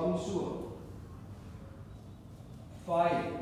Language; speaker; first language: Vietnamese; non-native, learner; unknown